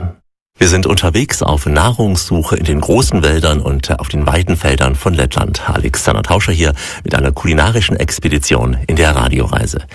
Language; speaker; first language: German; native; German